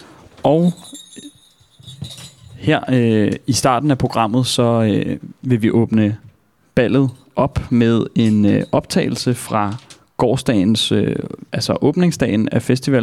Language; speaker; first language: Danish; native; Danish